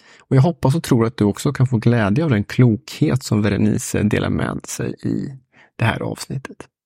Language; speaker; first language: Swedish; native; Swedish